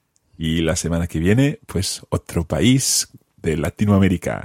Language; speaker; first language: Spanish; non-native, fluent; English